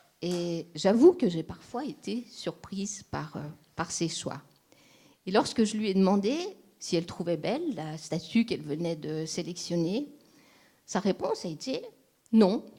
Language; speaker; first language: French; native; French